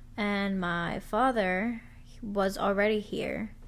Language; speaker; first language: English; early bilingual, other home language; Spanish